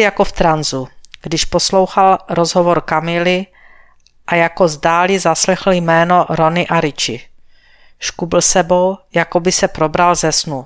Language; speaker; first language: Czech; native; Czech